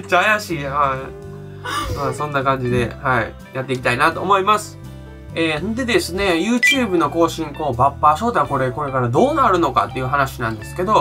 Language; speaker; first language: Japanese; native; Japanese